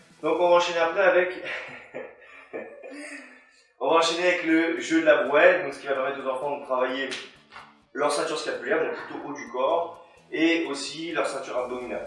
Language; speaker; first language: French; native; French